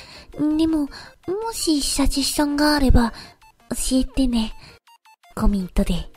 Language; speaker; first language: Japanese; non-native, learner; English